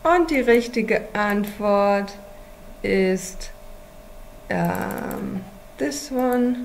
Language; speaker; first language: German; non-native, fluent; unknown